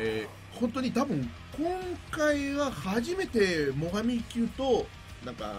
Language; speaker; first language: Japanese; non-native, learner; Spanish